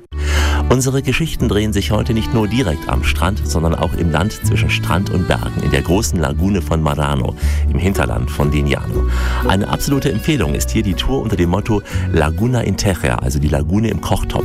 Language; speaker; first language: German; native; German